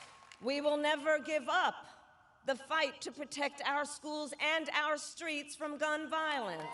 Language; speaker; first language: English; native; English